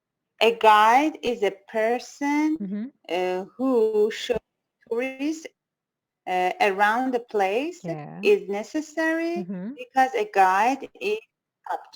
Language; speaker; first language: English; non-native, learner; Persian